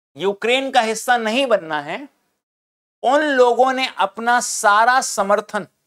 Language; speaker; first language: Hindi; native; Hindi